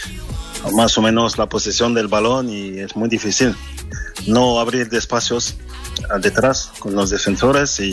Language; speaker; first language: Spanish; non-native, fluent; French